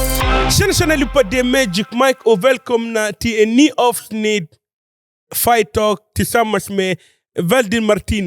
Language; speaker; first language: Swedish; non-native, fluent; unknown